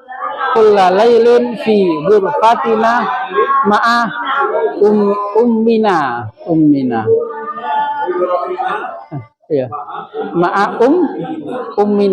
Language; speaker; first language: Arabic; non-native, fluent; Indonesian